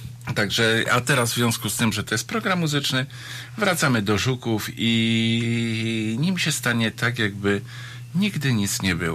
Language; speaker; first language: Polish; native; Polish